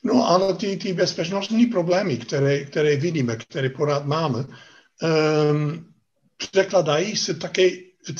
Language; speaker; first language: Czech; non-native, fluent; Dutch